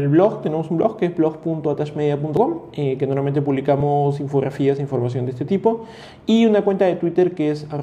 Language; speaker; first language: Spanish; native; Spanish